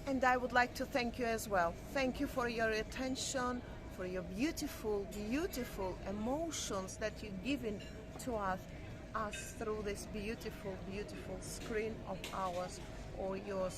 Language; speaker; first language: English; non-native, fluent; Russian